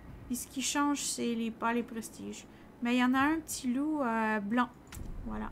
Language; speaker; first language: French; native; French